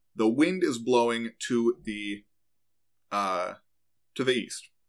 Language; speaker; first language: English; native; English